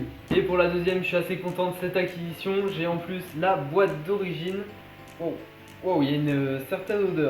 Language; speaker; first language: French; native; French